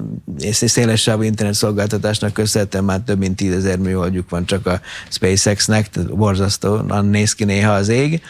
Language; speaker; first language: Hungarian; native; Hungarian